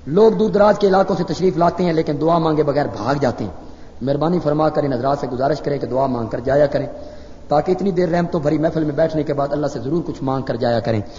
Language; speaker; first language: Urdu; non-native, local second language; Punjabi